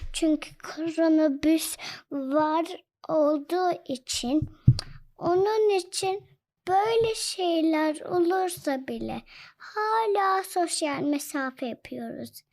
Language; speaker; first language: Turkish; early bilingual, heritage; Turkish